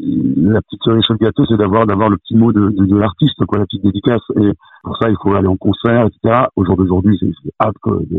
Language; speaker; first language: French; native; French